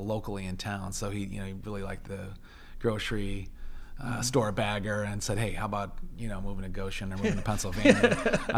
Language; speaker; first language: English; native; English